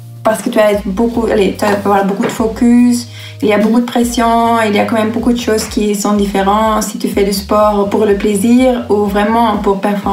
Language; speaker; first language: French; non-native, local second language; Dutch